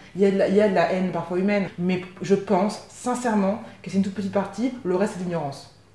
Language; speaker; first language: French; native; French